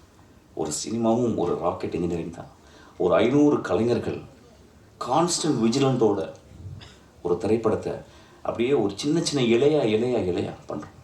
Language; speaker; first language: Tamil; native; Tamil